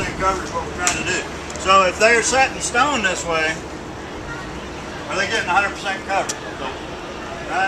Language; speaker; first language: English; native; English